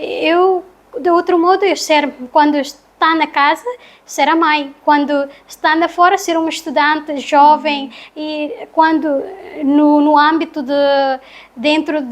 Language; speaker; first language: Portuguese; non-native, learner; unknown